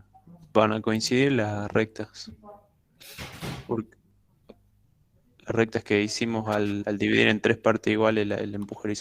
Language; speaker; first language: Spanish; native; Spanish